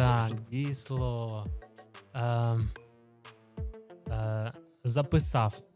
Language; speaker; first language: Ukrainian; non-native, local second language; Russian